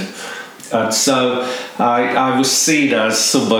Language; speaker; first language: English; native; English